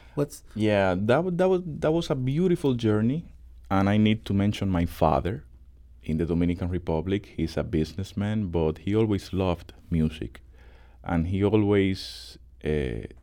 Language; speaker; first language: English; non-native, fluent; Spanish